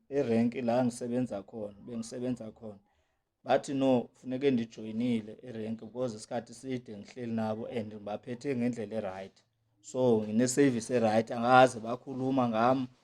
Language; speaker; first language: Zulu; non-native, local second language; Xhosa